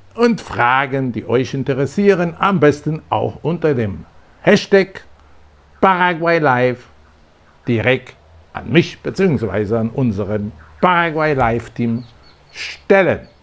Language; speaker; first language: German; non-native, fluent; Polish